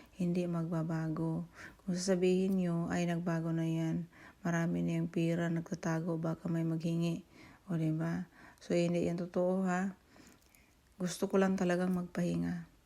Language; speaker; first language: Filipino; native; Filipino